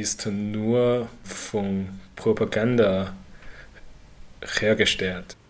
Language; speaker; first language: German; non-native, learner; Chinese